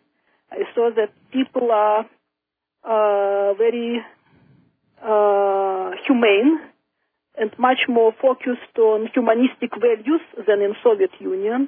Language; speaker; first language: English; non-native, fluent; Russian